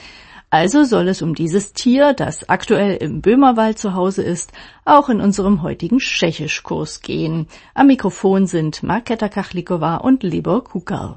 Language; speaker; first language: German; native; German